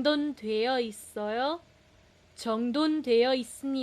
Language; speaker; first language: Korean; non-native, fluent; Filipino